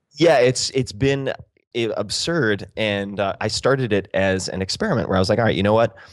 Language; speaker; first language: English; native; English